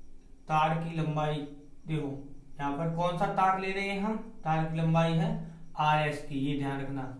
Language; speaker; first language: Hindi; native; Hindi